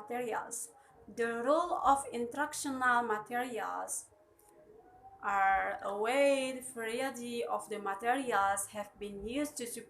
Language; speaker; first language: English; non-native, learner; Indonesian